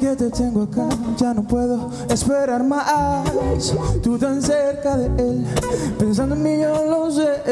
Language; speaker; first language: Spanish; native; Spanish